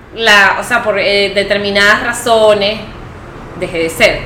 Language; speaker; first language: Spanish; native; Spanish